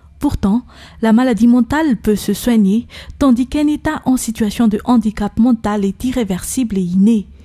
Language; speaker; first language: French; non-native, local second language; Malagasy